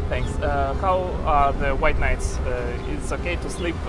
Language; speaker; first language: English; non-native, learner; Russian